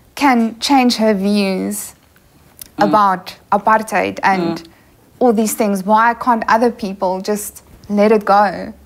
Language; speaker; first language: English; non-native, local second language; Afrikaans